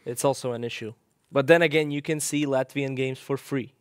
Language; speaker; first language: English; non-native, fluent; Latvian